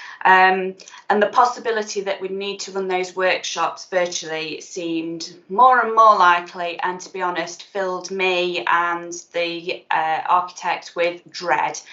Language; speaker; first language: English; native; English